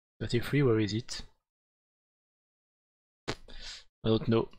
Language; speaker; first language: English; non-native, learner; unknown